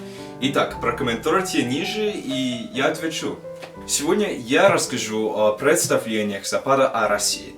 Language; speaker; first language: Russian; non-native, learner; English